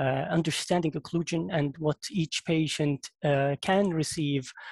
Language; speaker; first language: English; non-native, fluent; Arabic